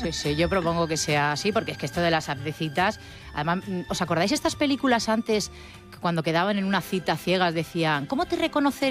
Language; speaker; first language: Spanish; native; Spanish